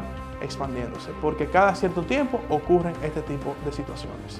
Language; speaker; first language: Spanish; native; Spanish